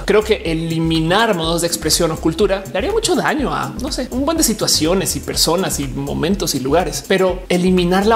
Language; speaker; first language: Spanish; native; Spanish